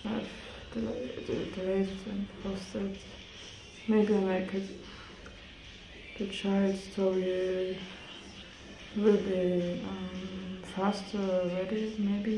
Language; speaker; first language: English; non-native, learner; German